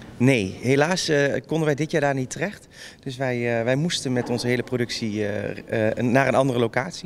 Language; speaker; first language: Dutch; native; Dutch